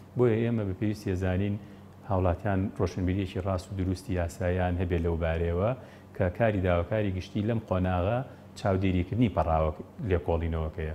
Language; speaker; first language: Central Kurdish; native; Central Kurdish